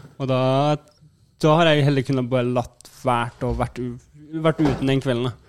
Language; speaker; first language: Norwegian; native; Norwegian